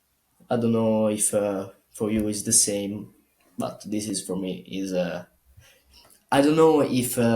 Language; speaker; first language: English; non-native, learner; Italian